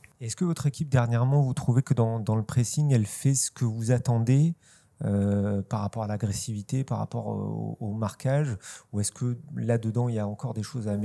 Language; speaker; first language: French; native; French